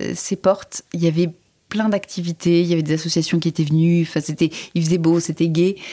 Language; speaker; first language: French; native; French